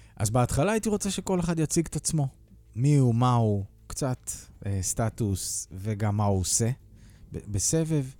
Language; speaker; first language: Hebrew; native; Hebrew